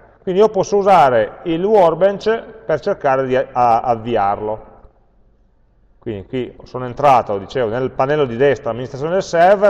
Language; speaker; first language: Italian; native; Italian